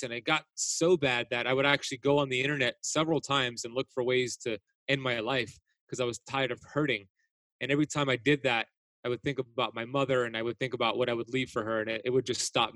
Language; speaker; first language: English; native; English